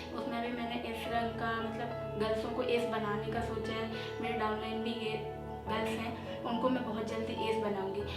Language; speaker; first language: Hindi; native; Hindi